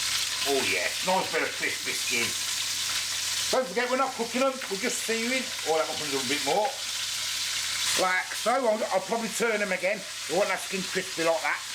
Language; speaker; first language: English; native; English